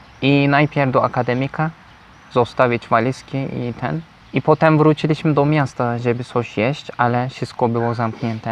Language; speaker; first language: Polish; non-native, learner; Turkish